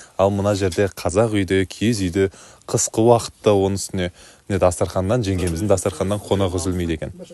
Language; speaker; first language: Kazakh; native; Kazakh